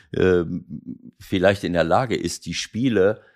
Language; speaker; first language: German; native; German